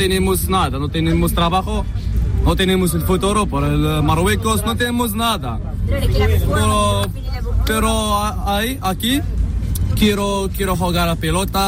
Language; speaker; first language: Spanish; non-native, learner; Arabic